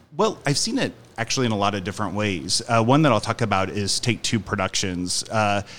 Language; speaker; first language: English; native; English